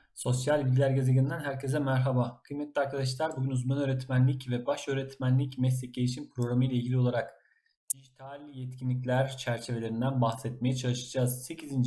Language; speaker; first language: Turkish; native; Turkish